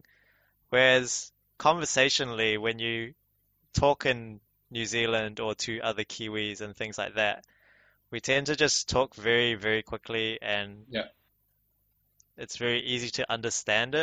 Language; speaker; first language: English; native; English